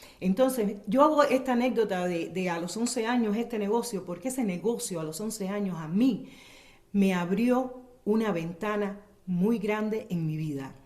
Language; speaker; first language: Spanish; native; Spanish